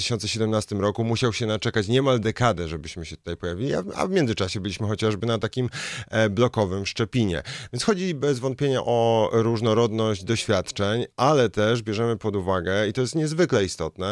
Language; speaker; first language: Polish; native; Polish